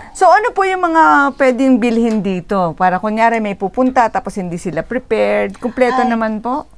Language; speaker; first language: Filipino; native; Filipino